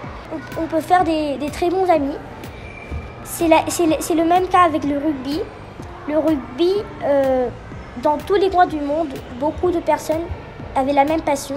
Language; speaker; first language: French; non-native, fluent; Spanish